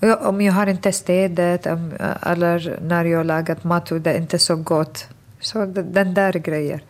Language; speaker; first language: Swedish; non-native, fluent; Arabic